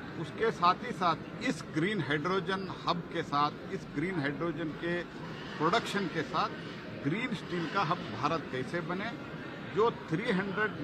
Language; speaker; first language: Hindi; non-native, local second language; Kannada